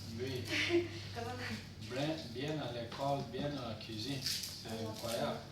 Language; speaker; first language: French; non-native, learner; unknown